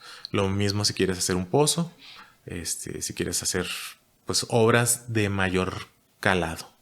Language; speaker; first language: Spanish; native; Spanish